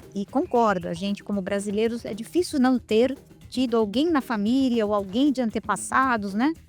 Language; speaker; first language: Portuguese; native; Portuguese